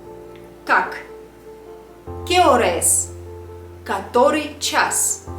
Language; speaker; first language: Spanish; non-native, fluent; Russian